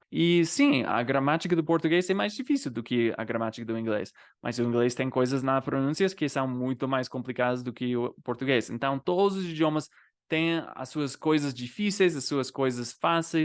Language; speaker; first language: Portuguese; non-native, fluent; English